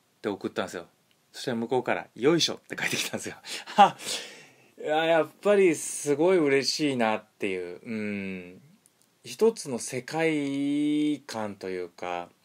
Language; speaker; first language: Japanese; native; Japanese